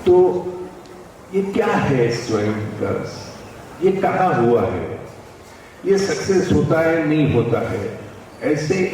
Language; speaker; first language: Hindi; non-native, local second language; Marathi